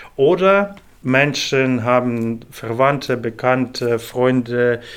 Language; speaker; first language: German; non-native, fluent; Ukrainian